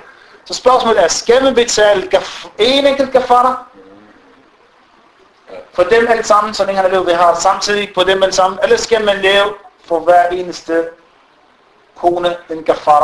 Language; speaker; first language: Danish; non-native, fluent; Arabic